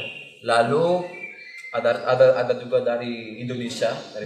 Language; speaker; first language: Indonesian; non-native, learner; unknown